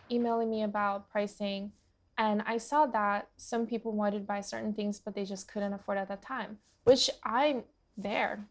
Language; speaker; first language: English; early bilingual, other home language; Portuguese